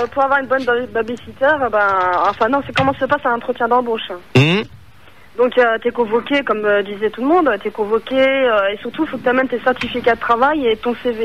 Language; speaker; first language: French; native; French